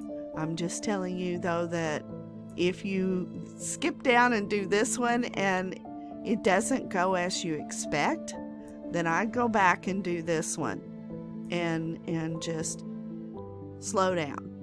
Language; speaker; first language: English; native; English